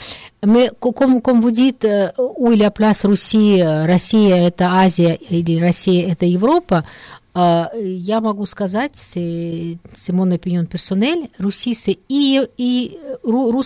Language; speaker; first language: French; non-native, learner; Russian